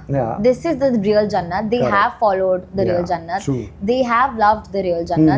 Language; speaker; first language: English; non-native, local second language; Hindi